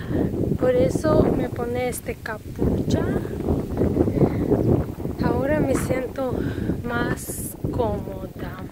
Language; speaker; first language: Spanish; non-native, learner; Russian